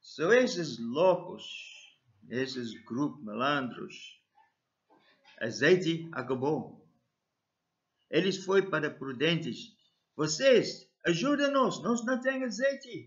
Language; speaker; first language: Portuguese; non-native, learner; English